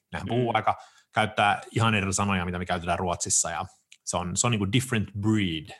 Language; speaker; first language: Finnish; early bilingual, heritage; Finnish